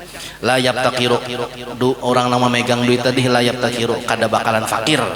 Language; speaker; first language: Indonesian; non-native, local second language; Banjar